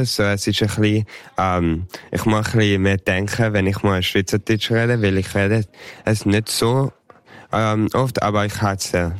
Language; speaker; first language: German; early bilingual, heritage; English